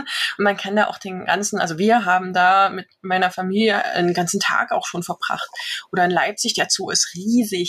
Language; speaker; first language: German; native; German